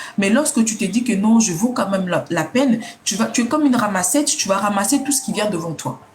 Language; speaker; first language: French; non-native, local second language; Lingala